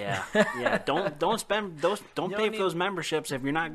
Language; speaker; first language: English; native; English